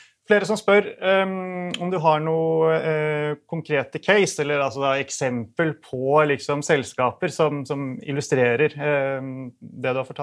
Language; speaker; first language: Norwegian; native; Norwegian